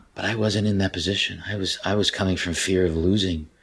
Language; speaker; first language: English; native; English